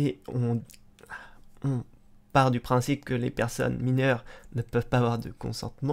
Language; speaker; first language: French; native; French